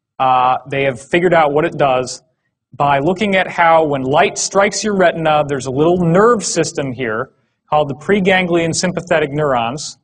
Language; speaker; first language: English; native; English